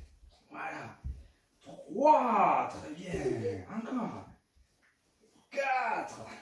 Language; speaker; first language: French; native; French